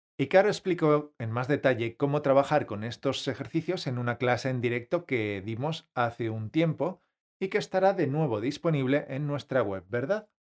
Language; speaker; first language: Spanish; native; Spanish